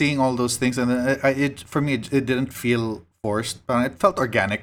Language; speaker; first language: English; non-native, local second language; Cebuano